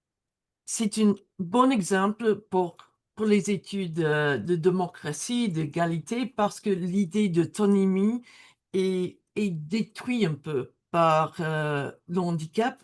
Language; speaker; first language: French; non-native, learner; English